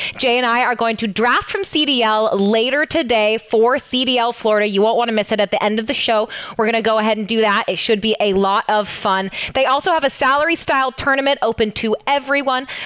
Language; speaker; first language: English; native; English